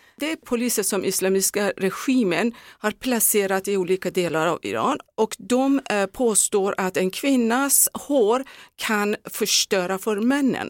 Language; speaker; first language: Swedish; non-native, fluent; Persian